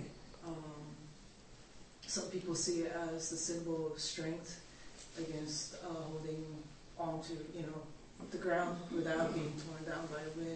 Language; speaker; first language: English; native; English